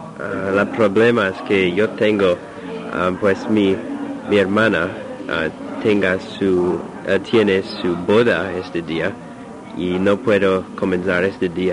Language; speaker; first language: Spanish; non-native, learner; English